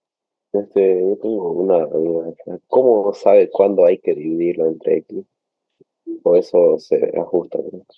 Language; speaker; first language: Spanish; native; Spanish